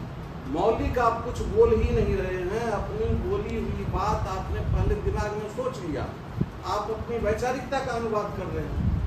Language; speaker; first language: Hindi; native; Hindi